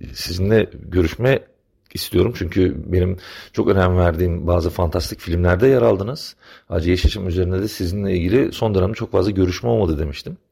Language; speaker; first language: Turkish; native; Turkish